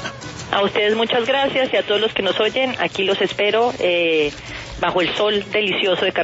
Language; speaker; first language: Spanish; native; Spanish